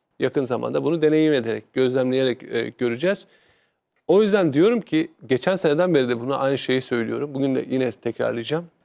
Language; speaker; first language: Turkish; native; Turkish